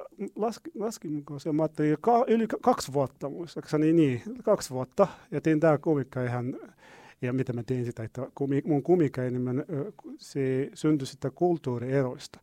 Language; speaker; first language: Finnish; non-native, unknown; Arabic